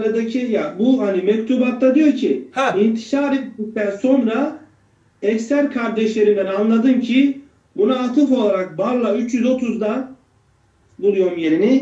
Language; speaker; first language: Turkish; native; Turkish